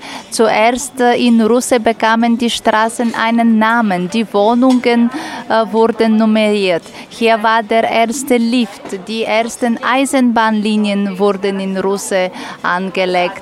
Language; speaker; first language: German; non-native, fluent; Bulgarian